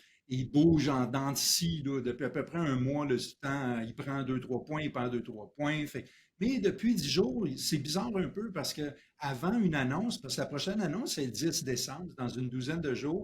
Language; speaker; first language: French; native; French